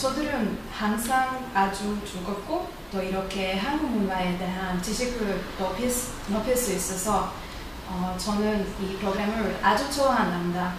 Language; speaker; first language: Korean; non-native, learner; Hungarian